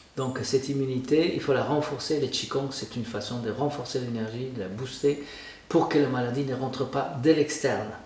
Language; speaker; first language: French; non-native, fluent; Spanish